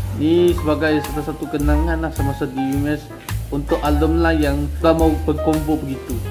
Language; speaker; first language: Malay; non-native, local second language; Chinese